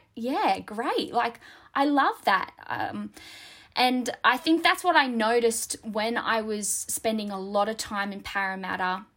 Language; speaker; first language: English; native; English